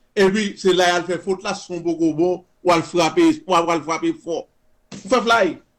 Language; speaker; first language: Haitian Creole; native; Haitian Creole